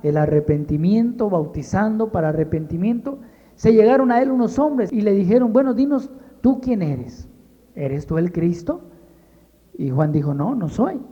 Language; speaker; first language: Spanish; native; Spanish